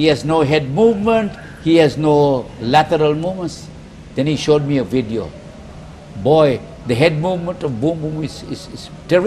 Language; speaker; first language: English; non-native, local second language; Filipino